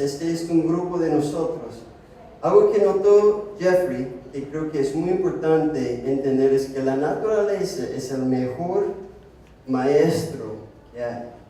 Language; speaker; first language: Spanish; non-native, fluent; English